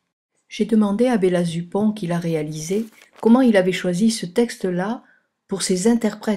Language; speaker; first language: French; native; French